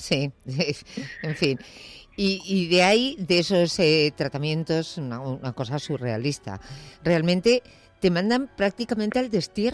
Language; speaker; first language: Spanish; native; Spanish